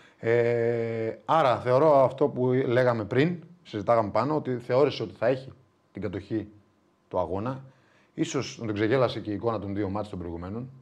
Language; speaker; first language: Greek; native; Greek